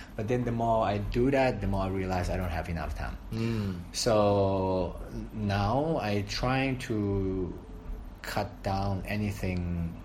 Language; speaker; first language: English; non-native, fluent; Thai